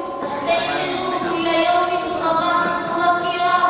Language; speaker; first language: Arabic; non-native, learner; Urdu